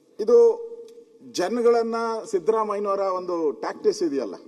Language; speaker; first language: Kannada; native; Kannada